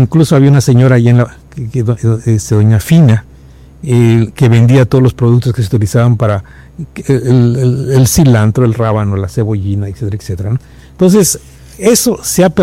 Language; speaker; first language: Spanish; native; Spanish